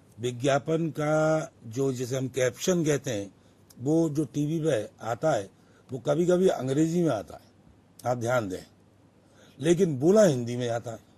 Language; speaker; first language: Hindi; native; Hindi